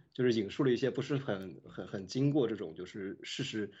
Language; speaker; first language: Chinese; native; Chinese